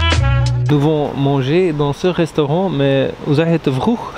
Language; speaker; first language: French; non-native, learner; Dutch